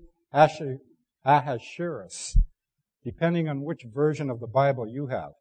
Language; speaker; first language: English; native; English